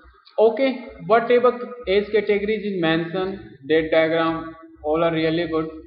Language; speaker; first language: English; non-native, local second language; Hindi